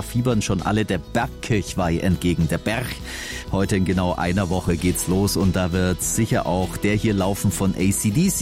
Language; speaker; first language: German; native; German